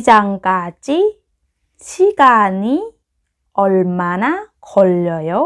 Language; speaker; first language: Korean; non-native, fluent; Lao